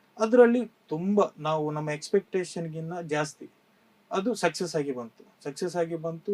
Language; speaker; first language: Kannada; non-native, local second language; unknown